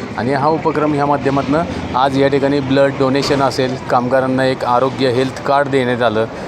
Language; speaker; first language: Marathi; native; Marathi